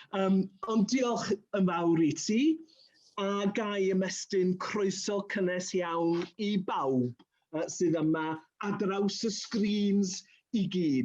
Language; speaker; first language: Welsh; native; Welsh